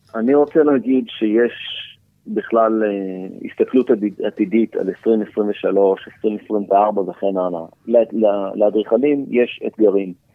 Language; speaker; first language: Hebrew; native; Hebrew